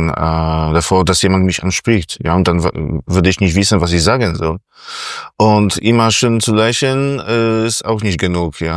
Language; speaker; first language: German; non-native, fluent; Polish